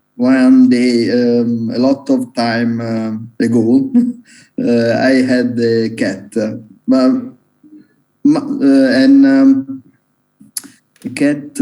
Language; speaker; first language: English; non-native, learner; Italian